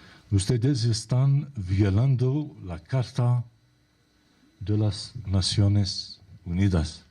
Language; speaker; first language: Spanish; non-native, fluent; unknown